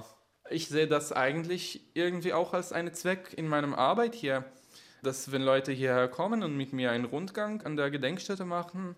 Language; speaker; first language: German; non-native, fluent; Hebrew